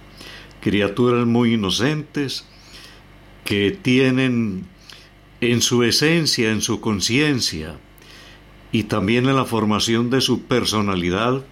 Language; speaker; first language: Spanish; native; Spanish